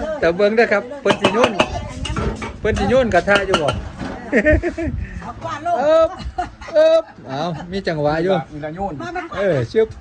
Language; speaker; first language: Thai; non-native, local second language; Northeastern Thai